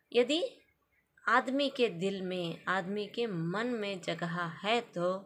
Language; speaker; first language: Hindi; non-native, local second language; Kannada